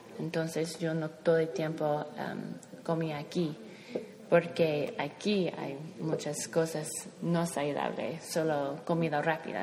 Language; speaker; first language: Spanish; non-native, learner; English